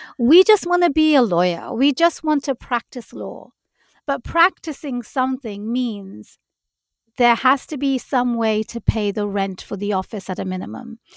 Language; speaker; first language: English; native; English